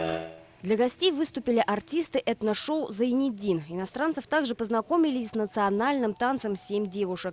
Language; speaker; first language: Russian; native; Russian